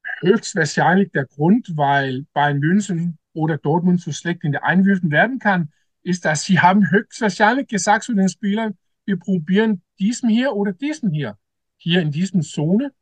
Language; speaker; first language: German; non-native, learner; Danish